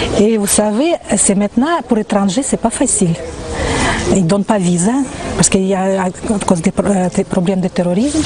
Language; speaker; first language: French; non-native, fluent; Ukrainian